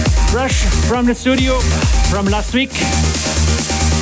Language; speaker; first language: English; non-native, fluent; German